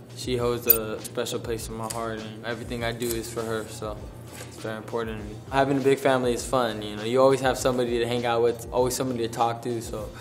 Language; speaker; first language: English; native; English